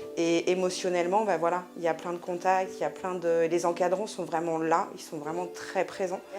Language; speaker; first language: French; native; French